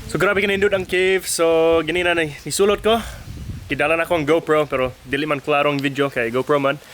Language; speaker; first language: Cebuano; non-native, fluent; English